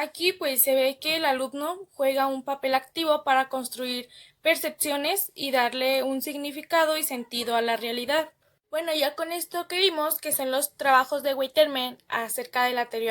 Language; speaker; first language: Spanish; native; Spanish